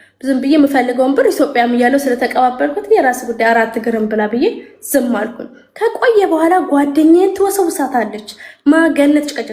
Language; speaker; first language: Amharic; native; Amharic